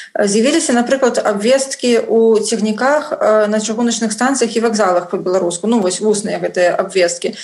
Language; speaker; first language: Belarusian; non-native, local second language; Russian